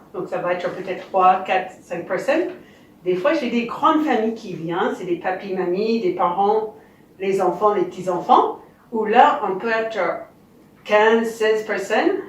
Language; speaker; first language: French; non-native, fluent; English